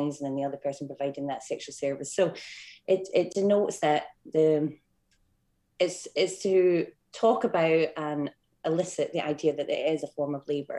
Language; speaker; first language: English; native; English